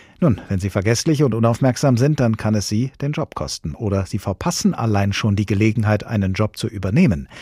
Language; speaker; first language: German; native; German